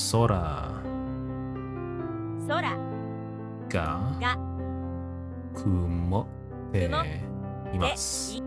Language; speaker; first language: Japanese; non-native, learner; English